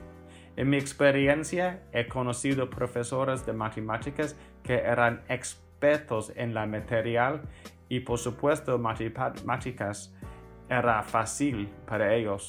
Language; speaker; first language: Spanish; non-native, fluent; English